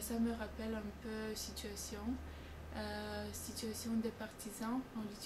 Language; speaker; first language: French; non-native, learner; Lithuanian